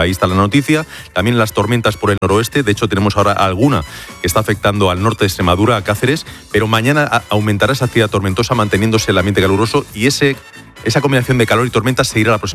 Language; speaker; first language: Spanish; native; Spanish